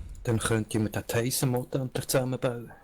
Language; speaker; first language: German; native; German